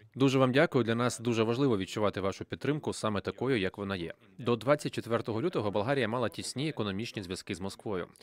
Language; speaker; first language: Ukrainian; native; Ukrainian